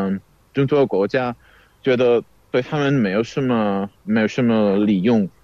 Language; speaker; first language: Chinese; non-native, fluent; Czech